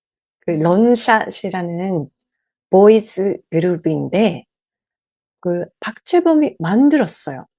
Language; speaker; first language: Korean; non-native, learner; Japanese